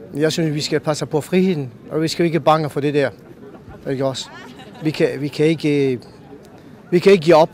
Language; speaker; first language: Danish; non-native, learner; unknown